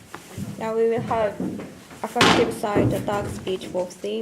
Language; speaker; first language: English; non-native, learner; Japanese